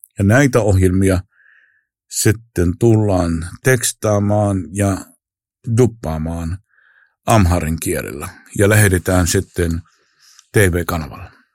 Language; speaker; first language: Finnish; non-native, fluent; Arabic